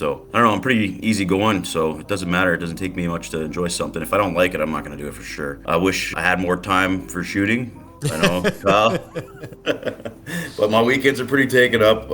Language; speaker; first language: English; native; English